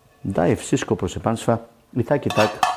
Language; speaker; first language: Polish; non-native, learner; Greek